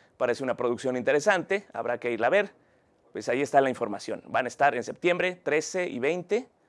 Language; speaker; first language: Spanish; native; Spanish